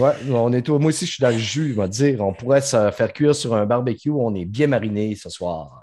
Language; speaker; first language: French; native; French